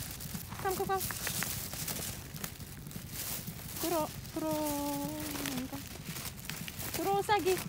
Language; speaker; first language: Japanese; non-native, learner; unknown